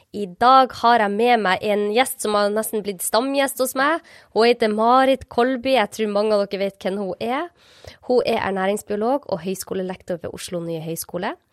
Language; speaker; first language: Norwegian; native; Norwegian